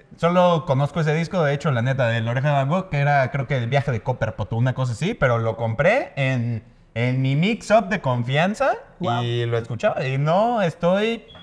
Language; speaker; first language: Spanish; native; Spanish